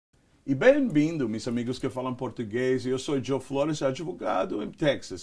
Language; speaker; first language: Portuguese; non-native, learner; Spanish